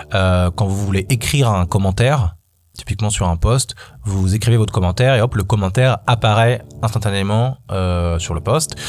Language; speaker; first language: French; native; French